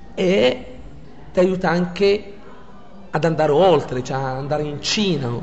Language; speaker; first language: Italian; non-native, fluent; Arabic